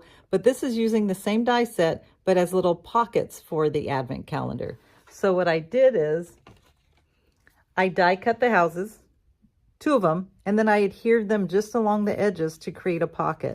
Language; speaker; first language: English; native; English